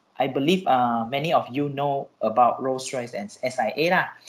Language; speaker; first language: English; non-native, local second language; Chinese